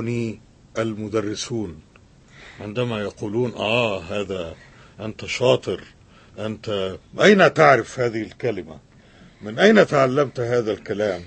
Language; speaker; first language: Arabic; native; Arabic